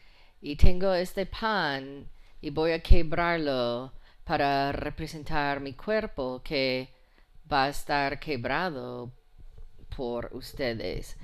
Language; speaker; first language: Spanish; non-native, fluent; English